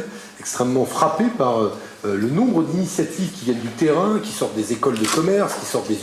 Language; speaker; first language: French; native; French